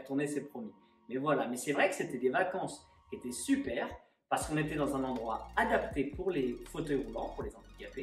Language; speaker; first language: French; native; French